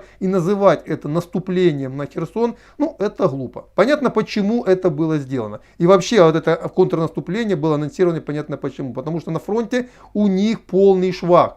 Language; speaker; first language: Russian; native; Russian